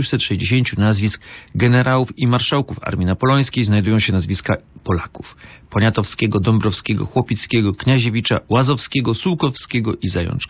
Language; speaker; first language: Polish; native; Polish